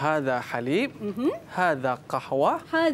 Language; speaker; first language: Arabic; non-native, learner; Malay